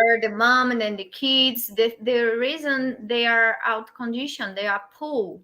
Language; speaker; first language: English; non-native, learner; Portuguese